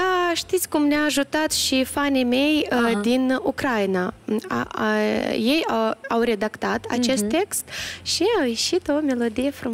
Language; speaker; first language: Romanian; non-native, local second language; Russian